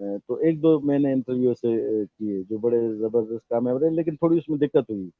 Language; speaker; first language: Urdu; non-native, local second language; Sindhi